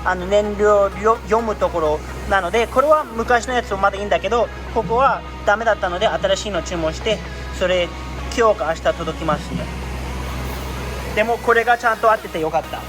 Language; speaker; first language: Japanese; early bilingual, heritage; Japanese